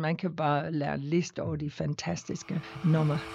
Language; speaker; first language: Danish; non-native, fluent; English